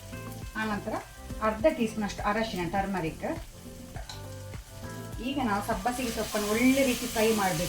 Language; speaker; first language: Kannada; native; Kannada